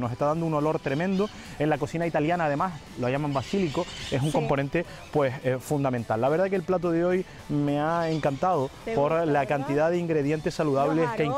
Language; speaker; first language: Spanish; native; Spanish